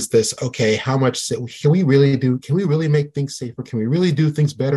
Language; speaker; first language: English; native; English